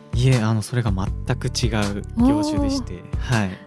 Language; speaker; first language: Japanese; native; Japanese